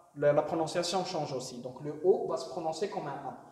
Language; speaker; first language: French; non-native, local second language; Arabic